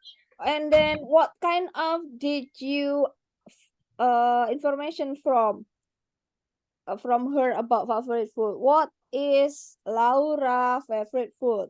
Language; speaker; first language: English; non-native, learner; Indonesian